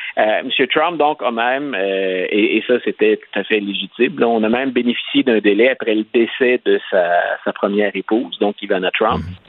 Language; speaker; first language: French; native; French